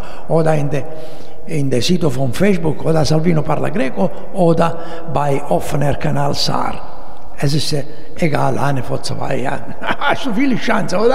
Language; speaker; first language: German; non-native, learner; Italian